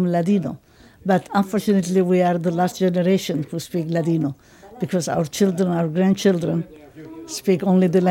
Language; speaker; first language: English; non-native, fluent; Ladino